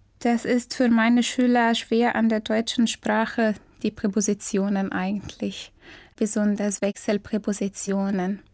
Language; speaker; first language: German; non-native, fluent; Arabic